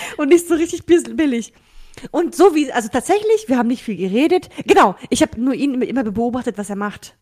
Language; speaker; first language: German; early bilingual, other home language; Russian